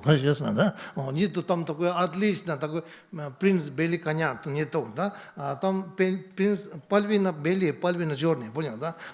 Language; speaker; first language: Russian; non-native, learner; Tibetan